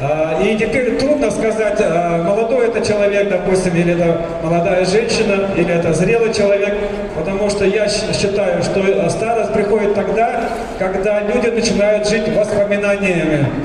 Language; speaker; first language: Russian; native; Russian